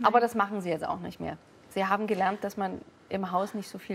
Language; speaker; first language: German; native; German